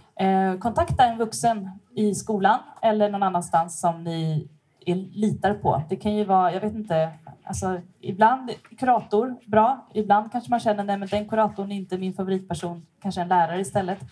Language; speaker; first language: Swedish; native; Swedish